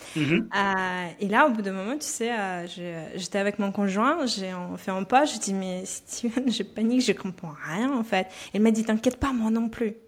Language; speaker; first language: French; non-native, fluent; Russian